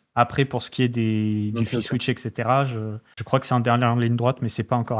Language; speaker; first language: French; native; French